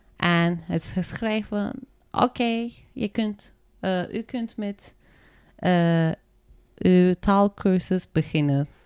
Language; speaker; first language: Dutch; non-native, learner; Turkish